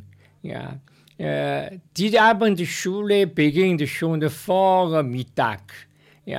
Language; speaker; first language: German; non-native, learner; Chinese